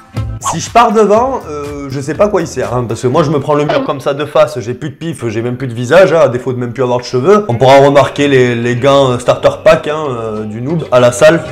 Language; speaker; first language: French; native; French